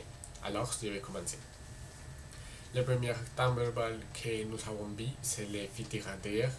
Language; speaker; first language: French; non-native, learner; Spanish